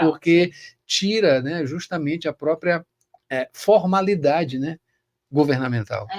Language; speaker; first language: Portuguese; native; Portuguese